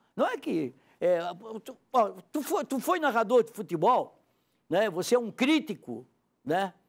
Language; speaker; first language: Portuguese; native; Portuguese